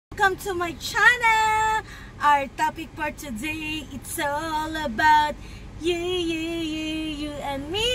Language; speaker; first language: English; non-native, local second language; Filipino